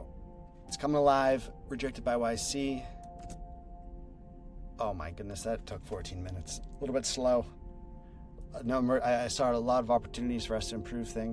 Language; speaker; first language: English; native; English